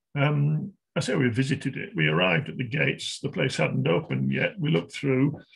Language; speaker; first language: English; native; English